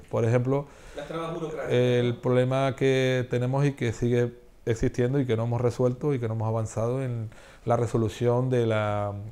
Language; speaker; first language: Spanish; native; Spanish